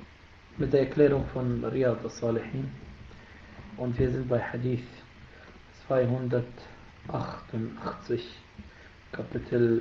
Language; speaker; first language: German; non-native, fluent; Arabic